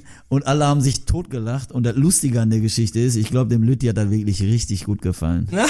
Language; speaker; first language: German; early bilingual, other home language; Turkish